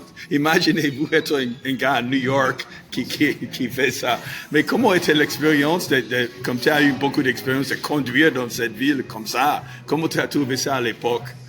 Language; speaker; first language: French; non-native, fluent; English